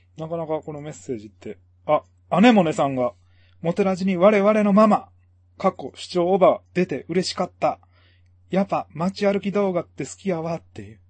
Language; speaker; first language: Japanese; native; Japanese